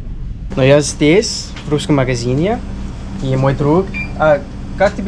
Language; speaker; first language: Russian; non-native, learner; English